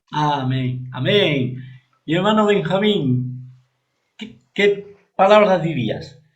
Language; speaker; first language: Spanish; native; Spanish